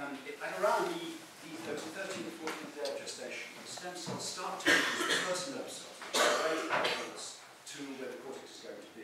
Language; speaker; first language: English; native; English